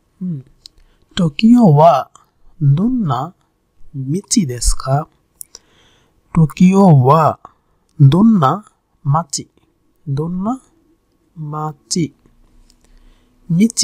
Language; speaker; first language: Japanese; non-native, fluent; Bangla